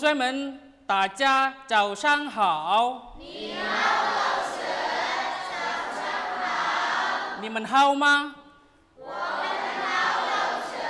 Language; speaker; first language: Chinese; non-native, fluent; Indonesian